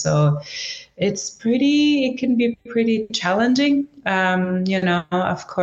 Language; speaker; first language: English; non-native, fluent; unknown